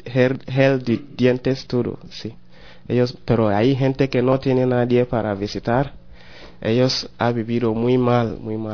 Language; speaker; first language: Spanish; non-native, learner; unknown